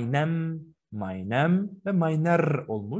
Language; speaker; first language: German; non-native, fluent; Turkish